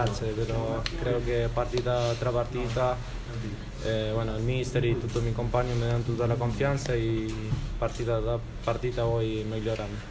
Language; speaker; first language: Italian; non-native, learner; Spanish